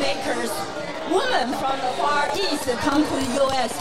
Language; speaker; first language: English; non-native, learner; Chinese